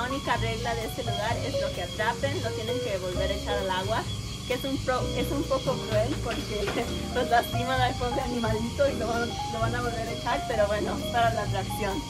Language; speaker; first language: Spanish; early bilingual, heritage; Spanish